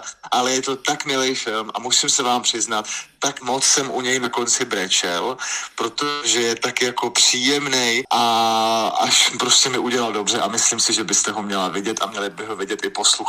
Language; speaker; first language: Czech; native; Czech